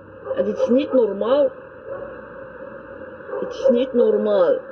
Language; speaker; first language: Dutch; non-native, learner; French